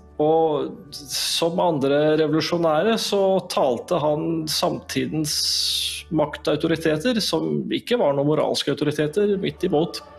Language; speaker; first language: Norwegian; native; Norwegian